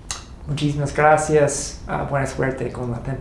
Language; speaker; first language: Spanish; non-native, learner; English